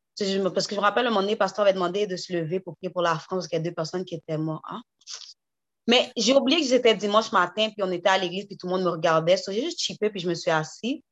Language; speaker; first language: French; early bilingual, heritage; French